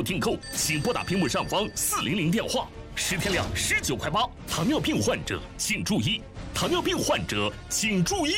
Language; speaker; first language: Chinese; native; Chinese